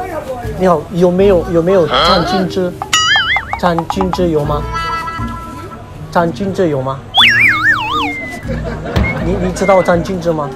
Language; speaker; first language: Chinese; non-native, fluent; Indonesian